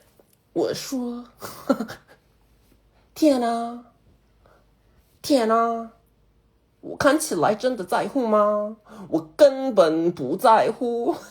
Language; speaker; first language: Chinese; non-native, learner; Korean